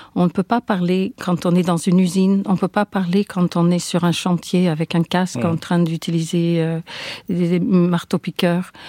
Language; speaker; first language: French; non-native, fluent; English